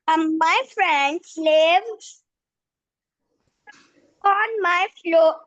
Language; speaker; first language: English; non-native, learner; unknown